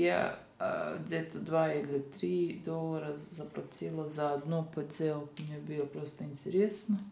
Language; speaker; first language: Russian; non-native, learner; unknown